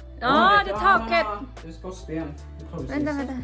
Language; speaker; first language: Swedish; non-native, learner; Thai